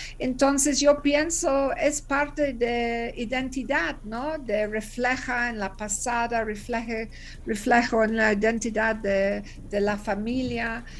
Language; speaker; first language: Spanish; non-native, learner; English